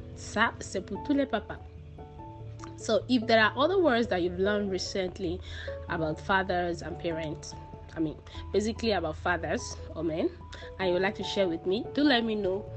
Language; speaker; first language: English; non-native, local second language; Yoruba